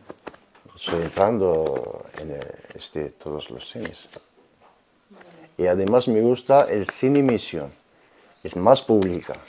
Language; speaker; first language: Spanish; non-native, learner; Arabic